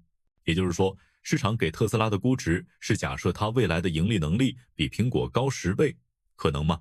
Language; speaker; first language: Chinese; native; Chinese